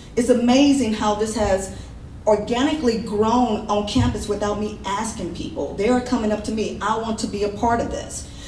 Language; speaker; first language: English; native; English